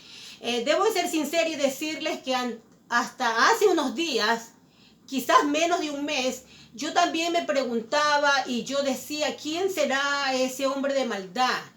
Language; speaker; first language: Spanish; native; Spanish